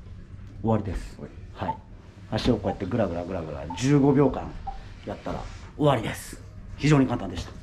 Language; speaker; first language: Japanese; native; Japanese